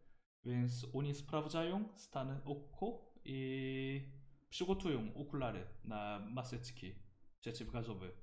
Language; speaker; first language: Polish; non-native, learner; Korean